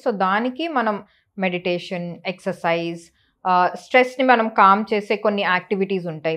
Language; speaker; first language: Telugu; native; Telugu